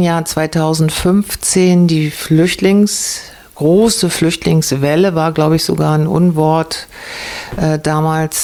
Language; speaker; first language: German; native; German